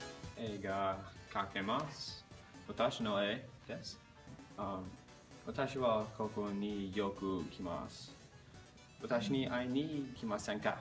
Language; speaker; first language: Japanese; non-native, learner; English